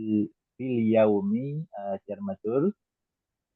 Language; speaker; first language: Arabic; non-native, learner; Indonesian